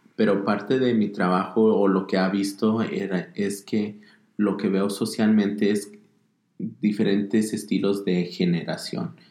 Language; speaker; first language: Spanish; early bilingual, heritage; Spanish